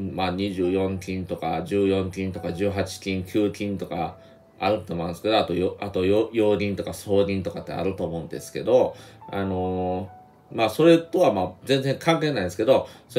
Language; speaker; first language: Japanese; native; Japanese